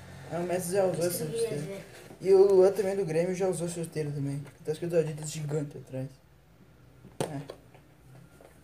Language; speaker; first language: Portuguese; native; Portuguese